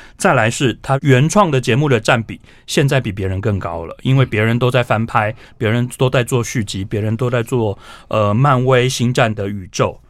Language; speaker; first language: Chinese; native; Chinese